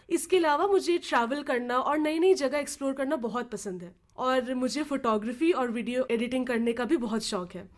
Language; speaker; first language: Hindi; early bilingual, other home language; Bangla